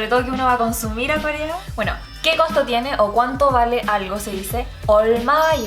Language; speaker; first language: Spanish; early bilingual, other home language; Korean